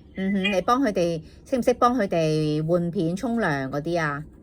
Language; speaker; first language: Cantonese; native; Cantonese